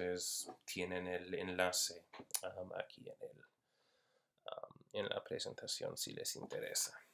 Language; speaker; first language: Spanish; non-native, fluent; English